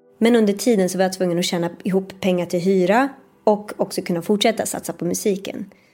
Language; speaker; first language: Swedish; early bilingual, other home language; Persian